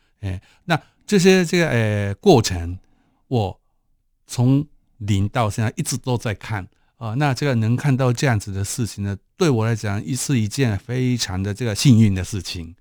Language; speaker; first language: Chinese; non-native, fluent; Japanese